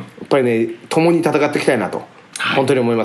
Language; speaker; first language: Japanese; native; Japanese